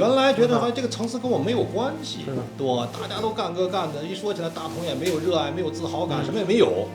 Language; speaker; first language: Chinese; native; Chinese